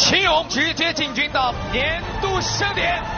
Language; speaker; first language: Chinese; native; Chinese